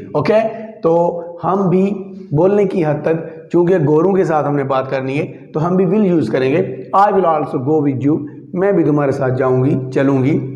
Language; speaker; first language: Urdu; native; Urdu